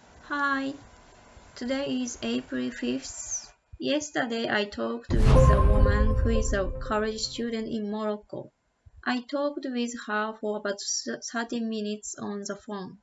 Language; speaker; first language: English; non-native, learner; Japanese